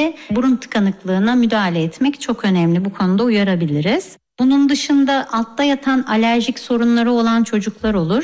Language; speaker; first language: Turkish; native; Turkish